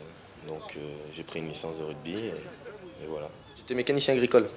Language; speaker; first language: French; native; French